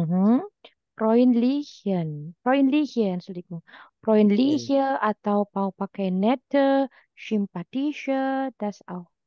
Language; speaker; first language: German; non-native, fluent; Indonesian